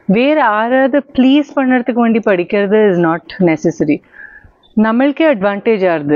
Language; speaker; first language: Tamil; early bilingual, heritage; Tamil